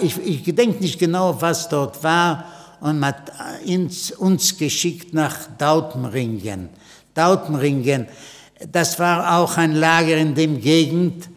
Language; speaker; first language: German; non-native, fluent; Yiddish